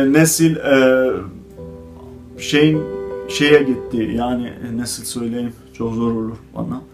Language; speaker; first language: Turkish; non-native, fluent; Azerbaijani